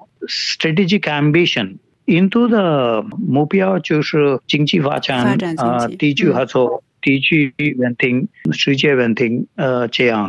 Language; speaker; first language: Chinese; non-native, fluent; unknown